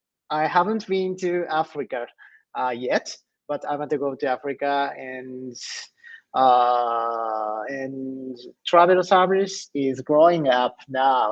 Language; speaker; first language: English; non-native, learner; Japanese